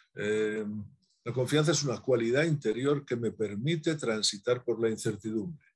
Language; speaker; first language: Spanish; native; Spanish